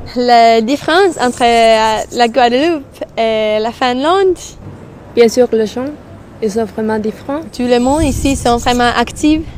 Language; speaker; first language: French; non-native, learner; Finnish